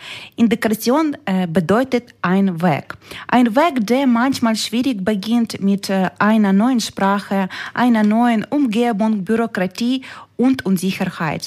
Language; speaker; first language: German; non-native, fluent; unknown